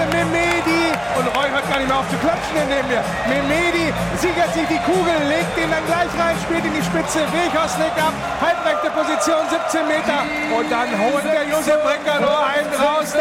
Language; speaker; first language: German; native; German